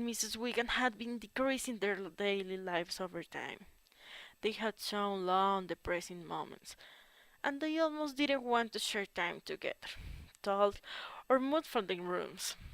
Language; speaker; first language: English; non-native, learner; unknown